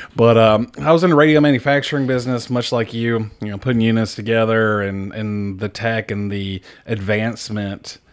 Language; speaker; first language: English; native; English